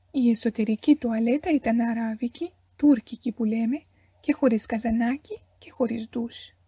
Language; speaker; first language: Greek; non-native, fluent; Romanian